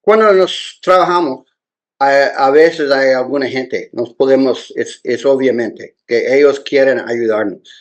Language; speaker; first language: Spanish; non-native, learner; English